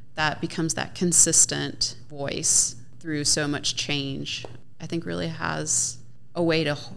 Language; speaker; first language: English; native; English